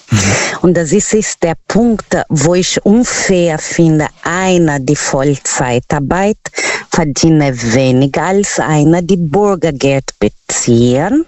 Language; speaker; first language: German; non-native, learner; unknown